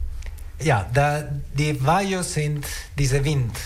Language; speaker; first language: German; non-native, learner; Italian